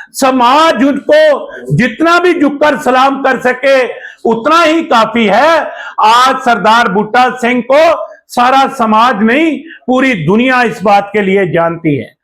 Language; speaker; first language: Hindi; non-native, local second language; Punjabi